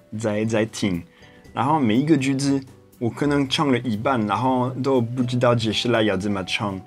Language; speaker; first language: Chinese; non-native, fluent; French